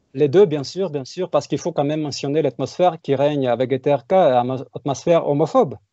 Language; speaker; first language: French; non-native, fluent; Russian